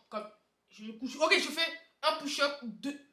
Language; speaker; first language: French; native; French